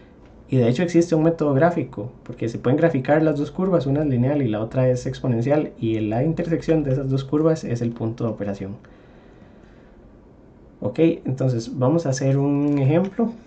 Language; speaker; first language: Spanish; native; Spanish